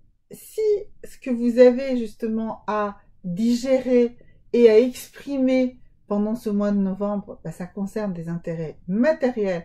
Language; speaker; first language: French; native; French